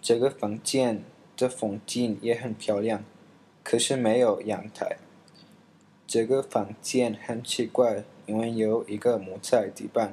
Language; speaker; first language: Chinese; non-native, learner; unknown